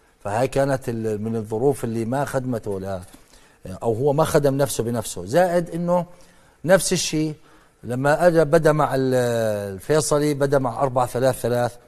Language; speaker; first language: Arabic; native; Arabic